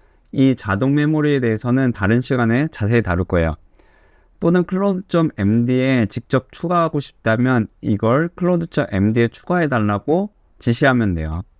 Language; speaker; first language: Korean; native; Korean